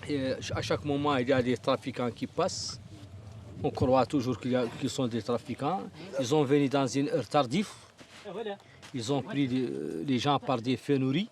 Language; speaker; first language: French; non-native, local second language; Arabic